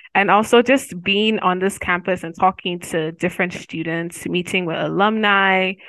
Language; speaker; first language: English; non-native, local second language; Yoruba